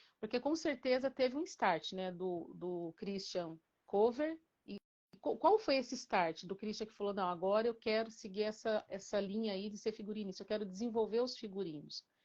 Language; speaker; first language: Portuguese; native; Portuguese